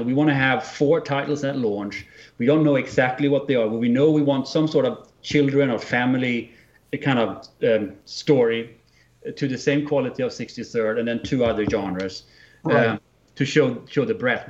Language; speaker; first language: English; non-native, fluent; Swedish